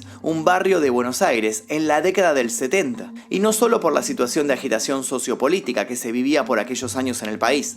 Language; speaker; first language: Spanish; native; Spanish